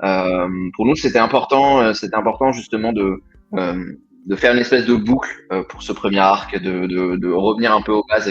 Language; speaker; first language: French; native; French